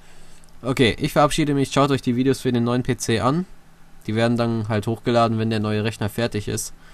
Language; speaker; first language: German; native; German